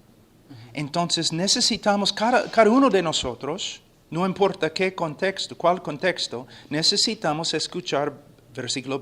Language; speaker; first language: Spanish; non-native, fluent; English